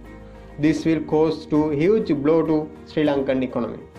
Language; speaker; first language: English; non-native, local second language; Sinhala